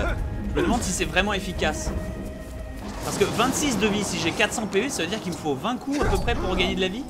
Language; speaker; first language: French; native; French